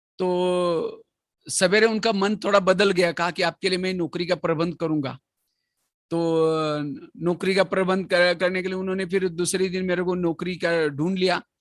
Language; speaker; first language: Hindi; non-native, local second language; Marathi